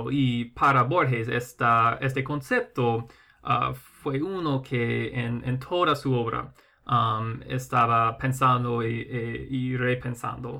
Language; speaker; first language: Spanish; non-native, fluent; English